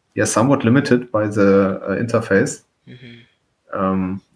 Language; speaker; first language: English; non-native, fluent; German